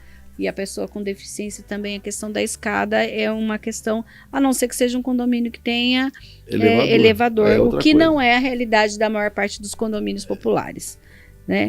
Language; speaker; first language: Portuguese; native; Portuguese